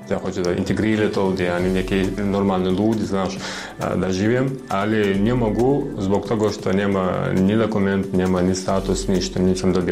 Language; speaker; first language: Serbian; non-native, learner; Chechen